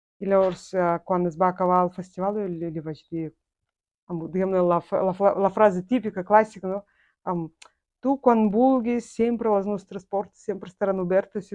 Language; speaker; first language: Catalan; non-native, fluent; Buriat